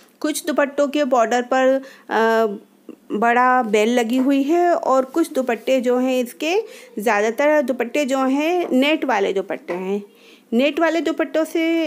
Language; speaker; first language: Hindi; native; Hindi